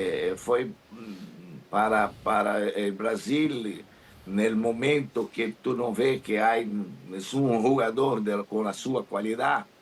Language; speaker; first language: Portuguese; non-native, learner; Spanish